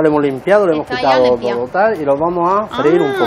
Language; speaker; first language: Spanish; native; Spanish